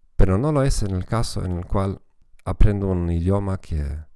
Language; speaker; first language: Spanish; non-native, fluent; German